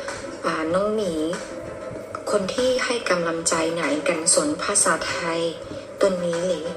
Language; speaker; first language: Thai; non-native, fluent; Burmese